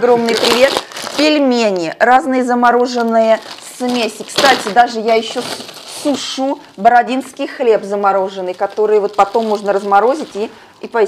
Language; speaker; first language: Russian; native; Russian